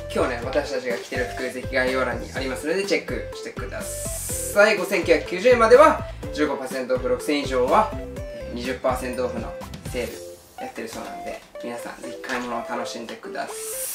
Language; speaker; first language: Japanese; native; Japanese